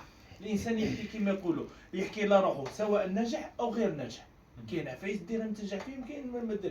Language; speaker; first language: Arabic; native; Arabic